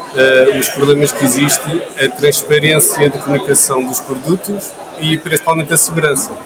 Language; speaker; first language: Portuguese; native; Portuguese